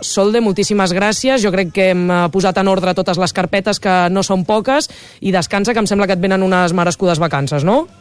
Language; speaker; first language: Catalan; native; Catalan